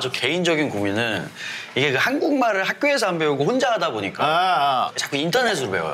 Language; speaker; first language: Korean; non-native, fluent; Italian